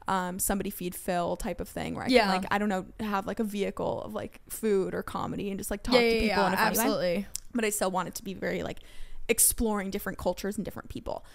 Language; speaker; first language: English; native; English